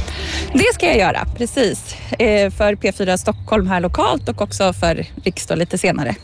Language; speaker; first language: Swedish; native; Swedish